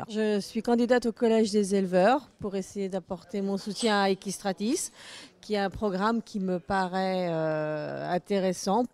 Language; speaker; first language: French; native; French